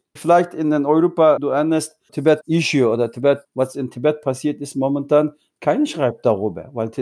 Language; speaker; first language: German; non-native, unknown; Uyghur